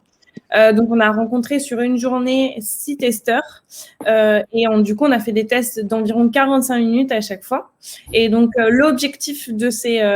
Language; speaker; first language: French; native; French